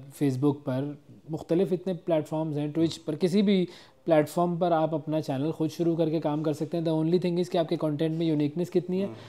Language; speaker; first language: Urdu; native; Urdu